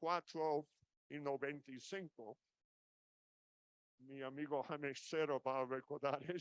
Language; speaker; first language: Spanish; non-native, fluent; English